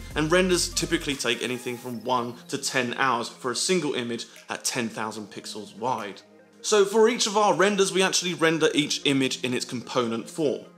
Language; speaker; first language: English; native; English